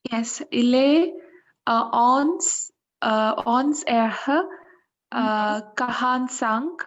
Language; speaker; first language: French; non-native, learner; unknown